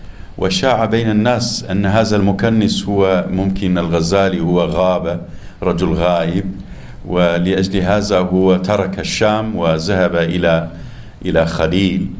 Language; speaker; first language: Arabic; non-native, fluent; Turkish